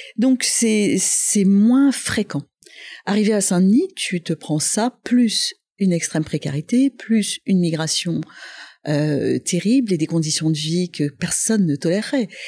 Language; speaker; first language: French; non-native, local second language; Arabic